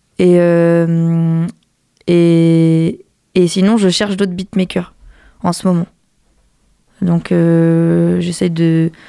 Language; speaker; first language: French; native; French